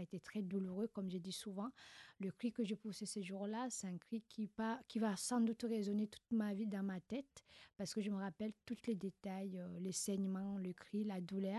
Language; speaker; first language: French; non-native, local second language; Fula